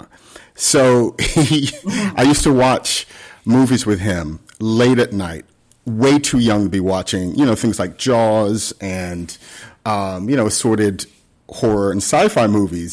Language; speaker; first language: English; native; English